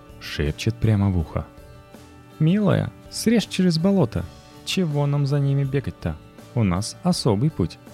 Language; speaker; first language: Russian; native; Russian